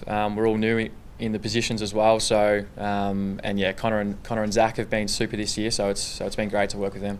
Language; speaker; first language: English; native; English